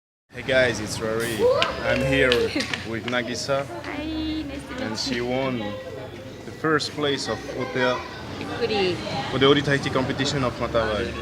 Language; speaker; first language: English; non-native, learner; French